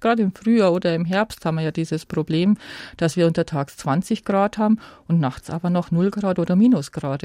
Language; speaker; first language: German; native; German